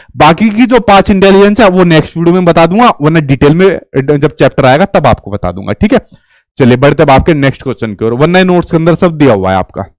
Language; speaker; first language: Hindi; native; Hindi